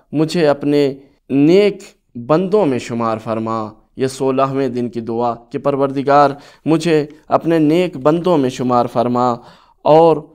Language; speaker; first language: Urdu; native; Urdu